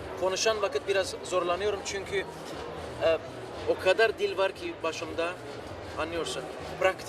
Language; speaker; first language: Turkish; early bilingual, heritage; Turkish